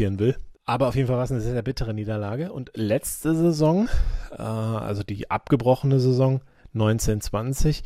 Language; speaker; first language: German; native; German